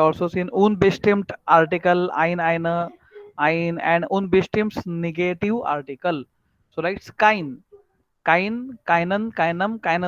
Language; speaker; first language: German; non-native, learner; Marathi